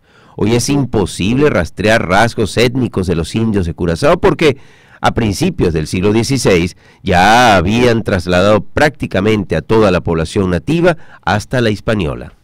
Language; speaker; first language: Spanish; native; Spanish